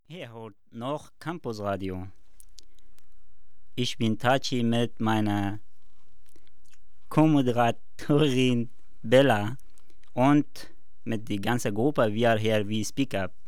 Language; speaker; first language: German; non-native, learner; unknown